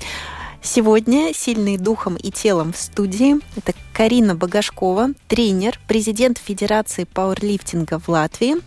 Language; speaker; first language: Russian; native; Russian